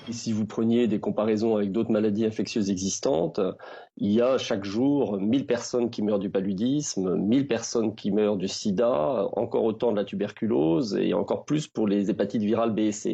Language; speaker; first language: French; native; French